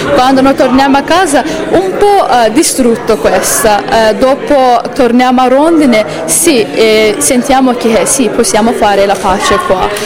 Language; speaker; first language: Italian; non-native, learner; Azerbaijani